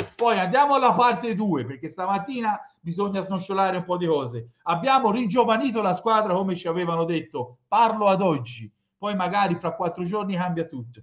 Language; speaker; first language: Italian; native; Italian